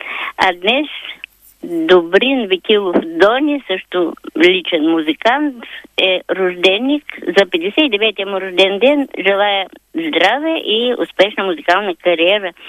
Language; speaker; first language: Bulgarian; native; Bulgarian